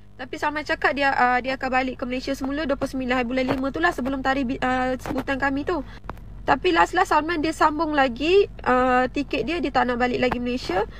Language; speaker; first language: Malay; native; Malay